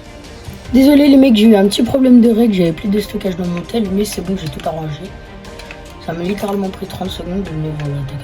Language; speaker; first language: French; native; French